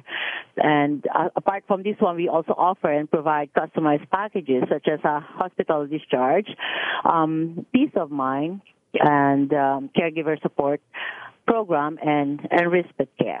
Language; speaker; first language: English; non-native, local second language; Filipino